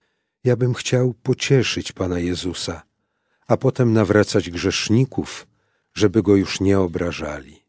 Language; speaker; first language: Polish; native; Polish